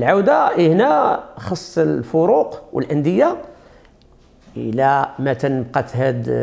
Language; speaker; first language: Arabic; native; Arabic